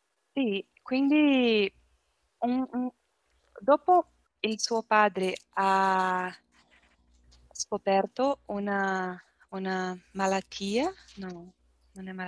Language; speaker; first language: Italian; non-native, learner; Portuguese